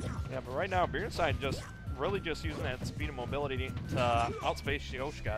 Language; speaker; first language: English; native; English